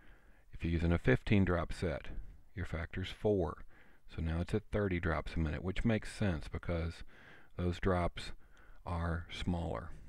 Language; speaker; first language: English; native; English